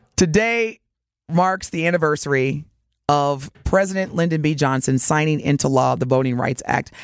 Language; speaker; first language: English; native; English